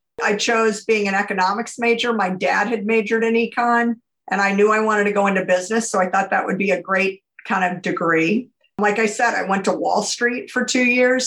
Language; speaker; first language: English; native; English